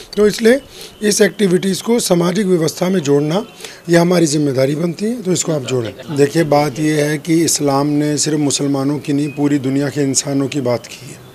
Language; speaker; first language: Hindi; non-native, local second language; Punjabi